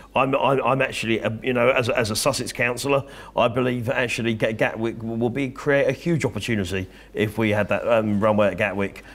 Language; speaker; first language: English; native; English